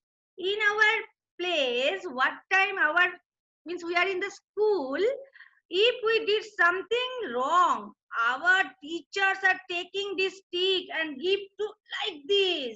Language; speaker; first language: English; non-native, local second language; Bangla